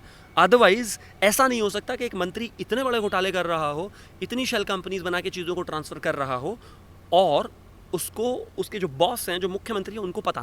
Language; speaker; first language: Hindi; native; Hindi